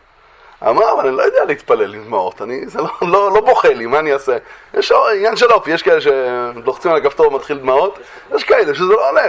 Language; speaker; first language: Hebrew; native; Hebrew